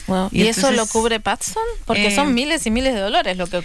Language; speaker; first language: Spanish; native; Spanish